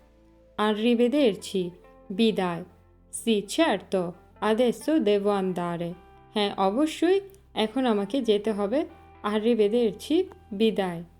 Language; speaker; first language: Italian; non-native, fluent; Bangla